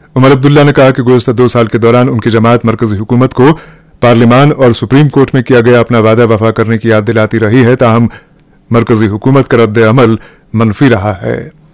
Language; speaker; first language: Hindi; non-native, local second language; Kashmiri